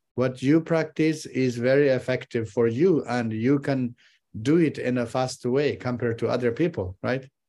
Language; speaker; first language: English; non-native, fluent; Chinese